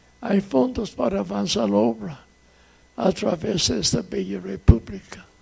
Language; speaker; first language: Spanish; non-native, fluent; English